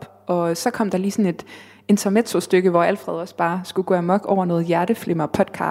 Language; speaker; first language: Danish; native; Danish